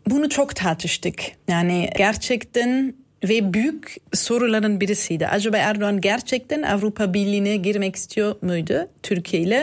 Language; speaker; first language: Turkish; non-native, fluent; German